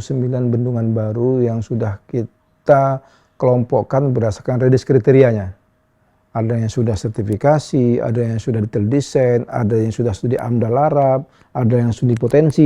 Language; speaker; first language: Indonesian; native; Indonesian